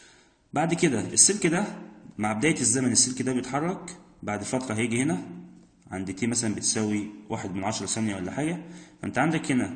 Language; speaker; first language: Arabic; native; Arabic